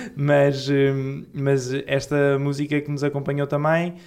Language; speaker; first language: Portuguese; native; Portuguese